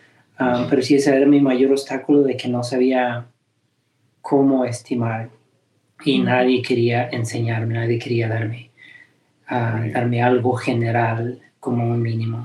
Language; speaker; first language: Spanish; early bilingual, heritage; Spanish